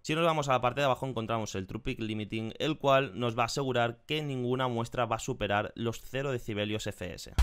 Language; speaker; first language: Spanish; native; Spanish